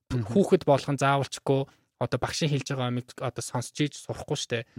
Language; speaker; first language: Mongolian; native; Mongolian